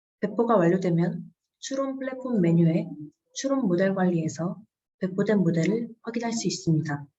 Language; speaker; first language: Korean; native; Korean